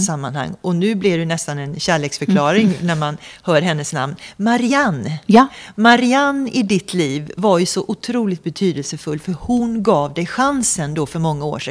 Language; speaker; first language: Swedish; native; Swedish